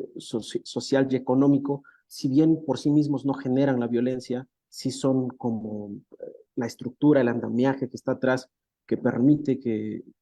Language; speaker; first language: Spanish; native; Spanish